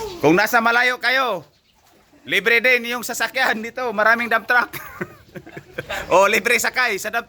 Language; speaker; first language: Filipino; non-native, local second language; Cebuano